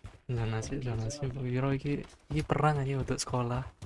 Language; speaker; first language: Indonesian; non-native, local second language; Javanese